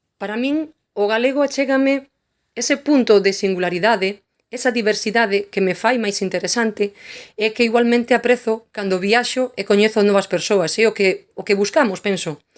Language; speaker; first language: Galician; native; Galician